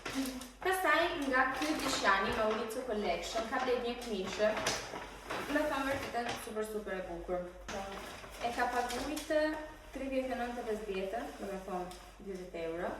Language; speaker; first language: Albanian; early bilingual, heritage; Albanian